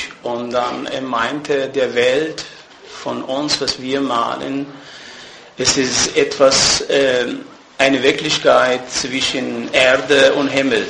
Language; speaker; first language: German; non-native, fluent; Persian